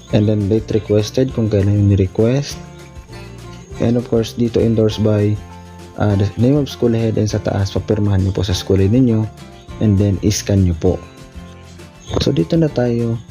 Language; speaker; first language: Filipino; non-native, local second language; Bikol